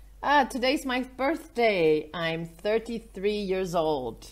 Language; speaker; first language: English; non-native, fluent; Vietnamese